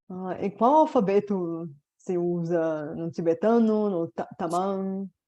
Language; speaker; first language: Portuguese; non-native, fluent; Bulgarian